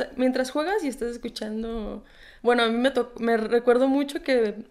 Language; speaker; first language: Spanish; native; Spanish